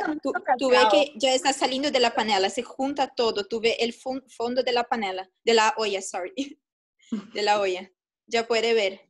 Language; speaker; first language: Spanish; non-native, fluent; Portuguese